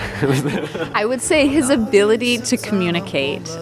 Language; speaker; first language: English; native; English